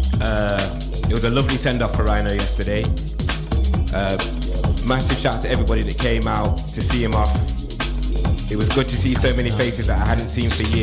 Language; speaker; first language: English; native; English